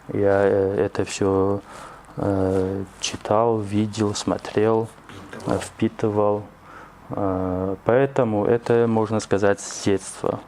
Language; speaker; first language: Russian; non-native, local second language; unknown